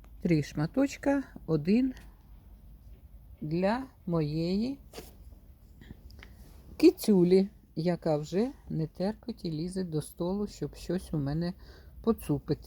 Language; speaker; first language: Ukrainian; native; Ukrainian